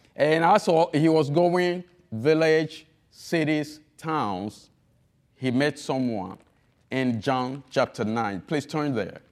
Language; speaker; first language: English; non-native, fluent; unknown